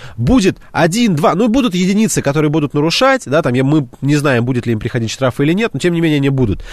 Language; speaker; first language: Russian; native; Russian